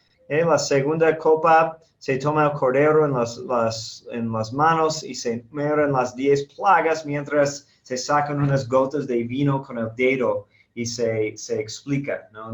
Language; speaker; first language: Spanish; non-native, fluent; English